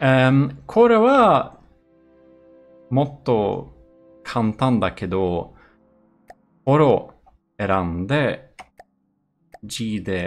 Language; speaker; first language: Japanese; non-native, learner; Swedish